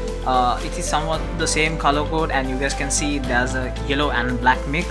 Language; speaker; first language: English; non-native, fluent; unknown